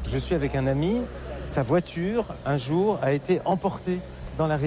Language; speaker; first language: French; native; French